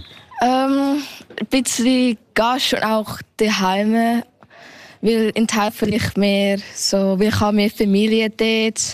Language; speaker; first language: German; early bilingual, heritage; Thai